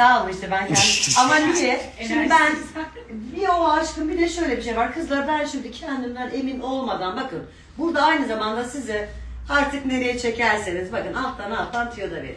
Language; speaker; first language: Turkish; native; Turkish